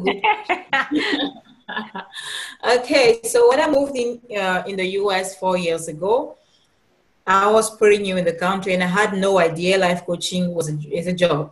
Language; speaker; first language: English; non-native, local second language; French